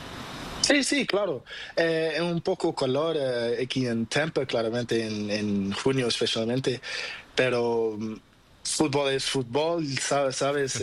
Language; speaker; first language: Spanish; non-native, learner; Portuguese